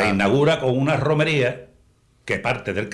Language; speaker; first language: Spanish; native; Spanish